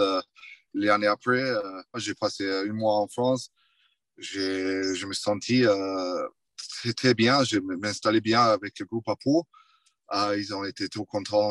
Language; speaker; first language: French; non-native, fluent; English